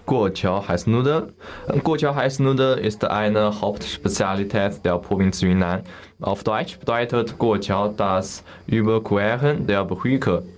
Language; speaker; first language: German; non-native, learner; Chinese